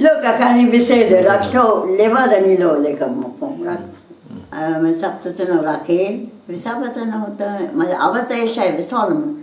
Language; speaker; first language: Hebrew; non-native, learner; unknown